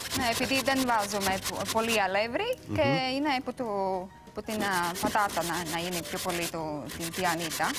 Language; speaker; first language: Greek; non-native, learner; Latvian